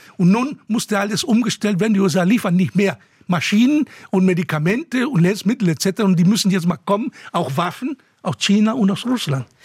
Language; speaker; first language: German; non-native, fluent; Spanish